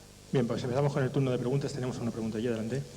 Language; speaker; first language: Spanish; native; Spanish